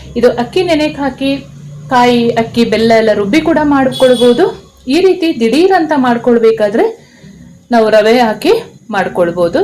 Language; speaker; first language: Kannada; non-native, local second language; Kodava